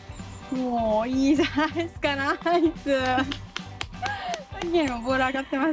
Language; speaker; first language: Japanese; native; Japanese